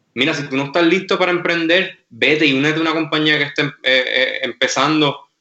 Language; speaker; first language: Spanish; native; Spanish